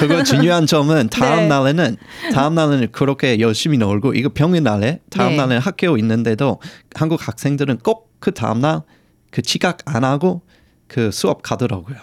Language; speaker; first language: Korean; non-native, fluent; English